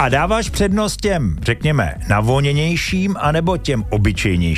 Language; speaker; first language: Czech; native; Czech